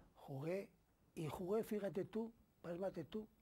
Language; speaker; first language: Spanish; native; Spanish